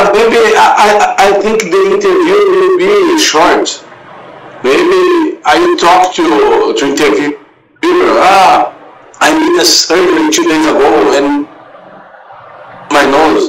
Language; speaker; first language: English; non-native, learner; Portuguese